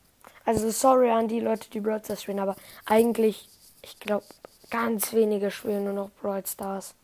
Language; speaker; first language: German; native; German